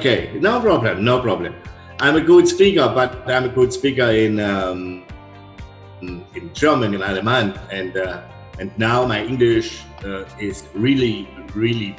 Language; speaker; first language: English; non-native, learner; German